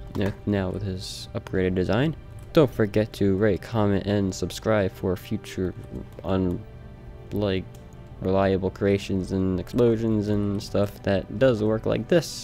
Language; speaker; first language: English; native; English